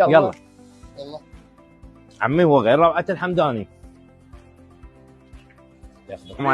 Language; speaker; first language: Arabic; native; Arabic